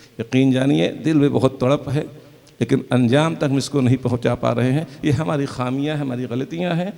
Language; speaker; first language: Urdu; native; Urdu